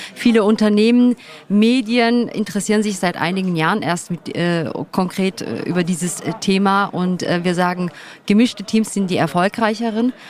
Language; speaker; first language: German; early bilingual, other home language; Turkish